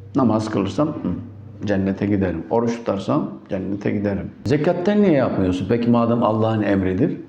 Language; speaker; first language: Turkish; native; Turkish